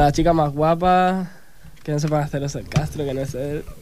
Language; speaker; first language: Spanish; native; Spanish